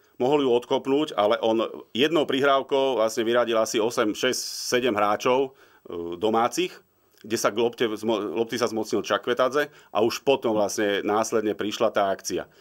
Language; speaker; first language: Slovak; native; Slovak